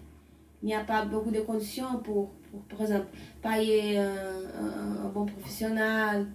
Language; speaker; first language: French; non-native, learner; Portuguese